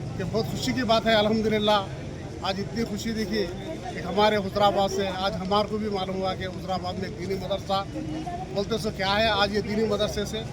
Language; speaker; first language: Urdu; native; Urdu